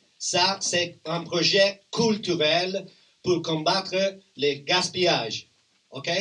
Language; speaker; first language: French; non-native, learner; Italian